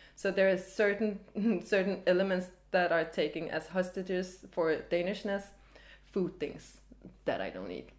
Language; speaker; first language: English; early bilingual, other home language; Danish